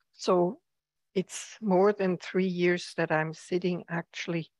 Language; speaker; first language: English; non-native, fluent; German